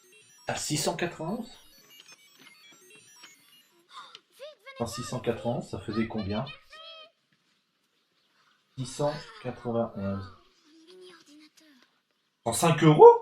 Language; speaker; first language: French; native; French